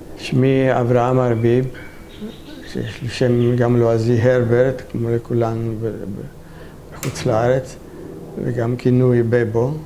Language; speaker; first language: Hebrew; non-native, fluent; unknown